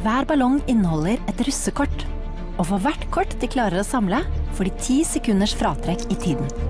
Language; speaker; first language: Norwegian; native; Norwegian